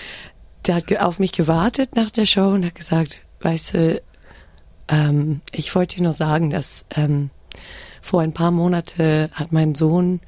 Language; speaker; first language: German; early bilingual, heritage; German